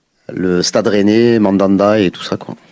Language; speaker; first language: French; native; French